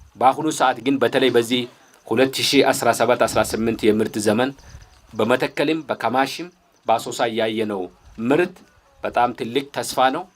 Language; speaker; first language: Amharic; native; Amharic